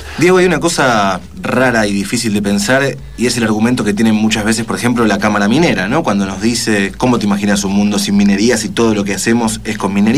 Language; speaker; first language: Spanish; native; Spanish